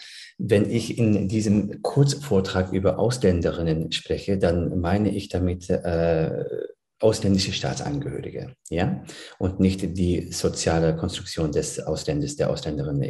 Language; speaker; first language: German; early bilingual, other home language; Turkish